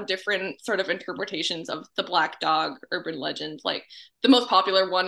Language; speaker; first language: English; native; English